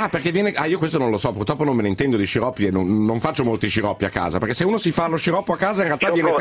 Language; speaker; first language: Italian; native; Italian